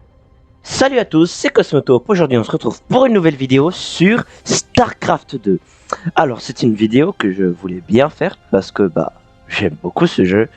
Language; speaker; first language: French; native; French